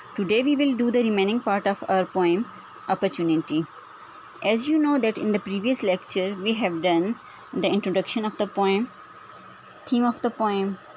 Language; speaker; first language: English; non-native, local second language; Urdu